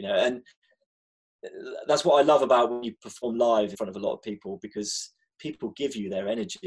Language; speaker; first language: English; native; English